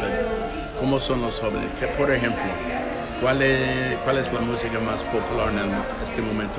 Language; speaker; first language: Spanish; non-native, fluent; English